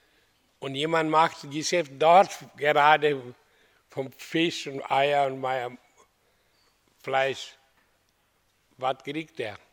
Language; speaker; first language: German; non-native, learner; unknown